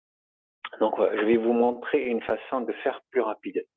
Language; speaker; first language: French; native; French